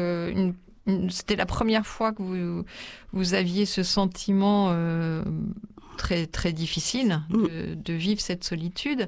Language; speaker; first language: French; native; French